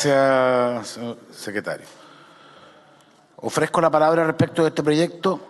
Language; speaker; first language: Spanish; native; Spanish